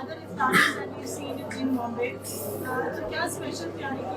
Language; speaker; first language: Hindi; native; Hindi